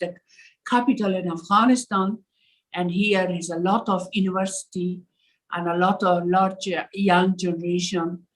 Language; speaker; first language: English; non-native, learner; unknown